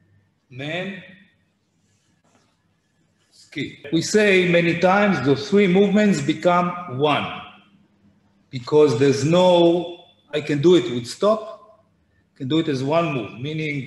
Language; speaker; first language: English; non-native, fluent; Hebrew